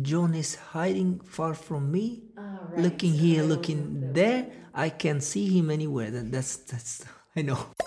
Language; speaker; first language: English; non-native, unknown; Russian